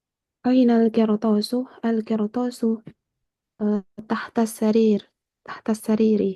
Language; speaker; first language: Arabic; non-native, learner; Indonesian